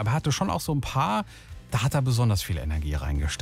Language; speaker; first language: German; native; German